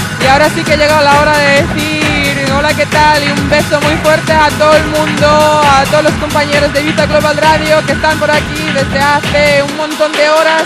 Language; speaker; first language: Spanish; native; Spanish